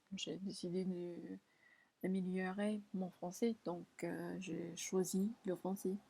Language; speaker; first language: French; non-native, learner; English